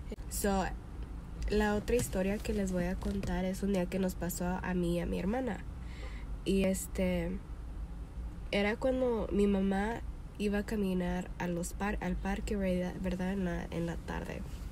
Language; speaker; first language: Spanish; early bilingual, heritage; Spanish